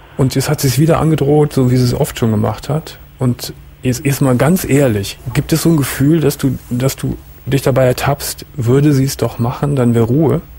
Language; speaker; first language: German; native; German